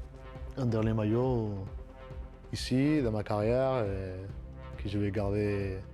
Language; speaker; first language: French; non-native, fluent; Spanish